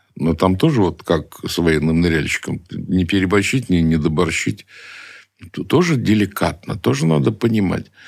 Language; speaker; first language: Russian; native; Russian